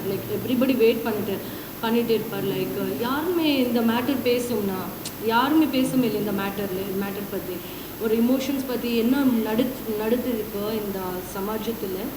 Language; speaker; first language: Tamil; non-native, learner; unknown